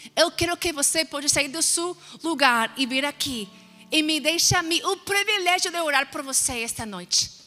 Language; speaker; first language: Portuguese; non-native, fluent; English